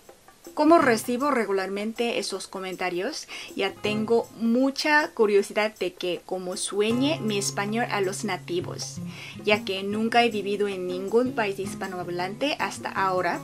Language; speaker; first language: Spanish; non-native, fluent; Korean